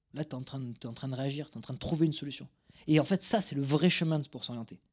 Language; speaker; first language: French; native; French